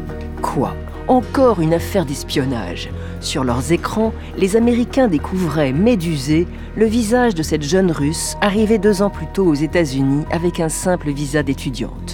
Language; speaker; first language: French; native; French